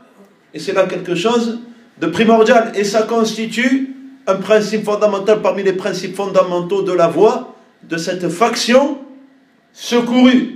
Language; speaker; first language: French; native; French